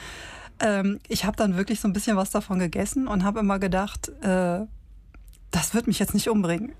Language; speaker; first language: German; native; German